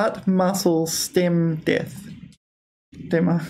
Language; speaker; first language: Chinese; non-native, learner; English